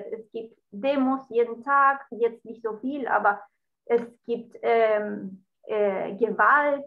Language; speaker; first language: German; non-native, fluent; Spanish